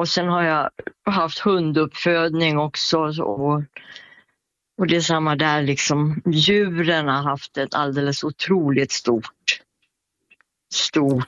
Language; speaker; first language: Swedish; native; Swedish